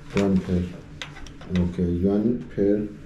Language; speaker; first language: Korean; non-native, learner; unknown